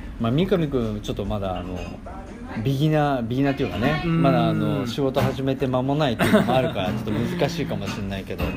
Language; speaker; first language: Japanese; native; Japanese